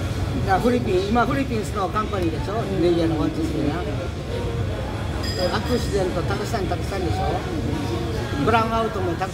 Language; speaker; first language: Japanese; non-native, learner; Filipino